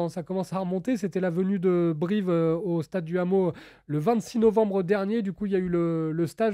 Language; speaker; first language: French; native; French